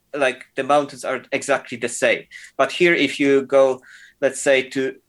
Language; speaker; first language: English; non-native, fluent; Polish